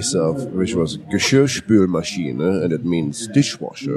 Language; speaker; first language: English; non-native, fluent; German